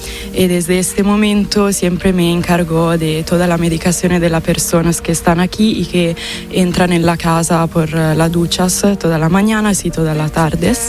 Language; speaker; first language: Spanish; non-native, fluent; Italian